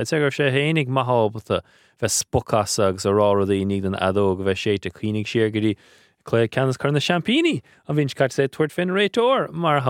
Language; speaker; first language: Irish; native; Irish